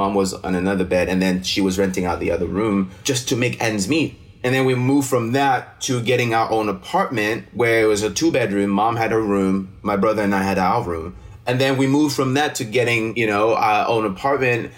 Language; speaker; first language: English; non-native, local second language; French